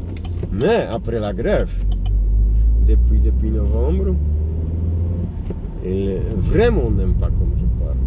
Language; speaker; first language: French; non-native, learner; Polish